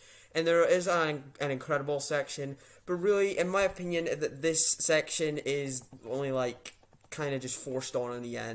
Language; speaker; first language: English; native; English